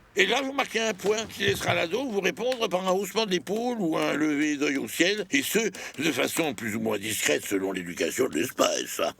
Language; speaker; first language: French; native; French